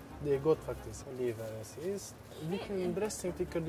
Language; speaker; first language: Swedish; non-native, fluent; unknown